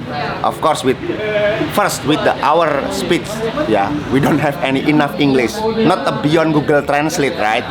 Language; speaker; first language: English; non-native, learner; Indonesian